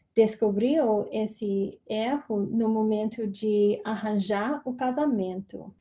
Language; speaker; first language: Portuguese; non-native, learner; English